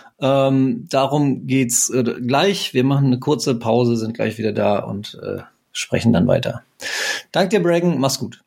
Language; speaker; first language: German; native; German